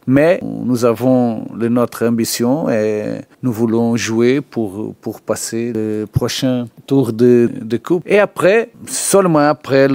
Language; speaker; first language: French; non-native, fluent; Portuguese